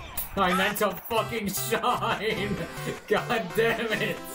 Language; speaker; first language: English; native; English